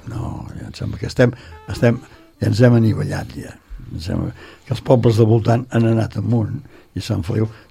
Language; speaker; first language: Catalan; native; Catalan